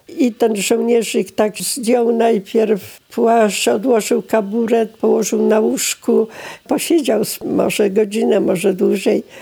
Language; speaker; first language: Polish; native; Polish